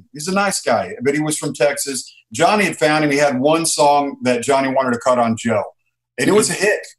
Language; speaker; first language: English; native; English